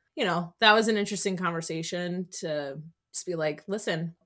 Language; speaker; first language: English; native; English